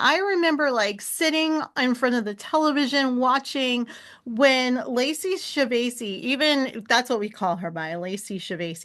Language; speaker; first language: English; native; English